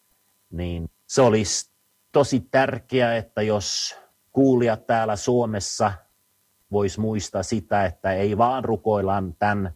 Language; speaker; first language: Finnish; non-native, fluent; Swedish